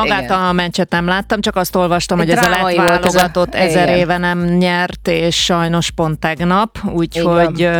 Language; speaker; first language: Hungarian; native; Hungarian